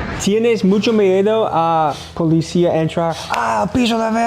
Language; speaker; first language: Spanish; non-native, learner; English